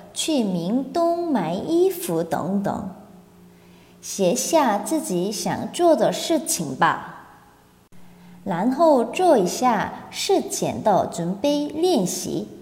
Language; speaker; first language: Chinese; non-native, fluent; Korean